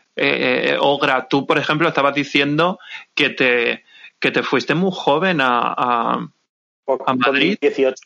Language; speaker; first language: Spanish; native; Spanish